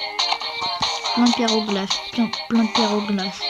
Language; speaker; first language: French; native; French